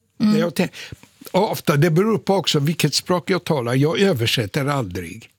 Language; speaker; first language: Swedish; non-native, fluent; Polish